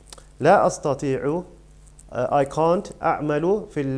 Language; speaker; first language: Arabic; non-native, fluent; English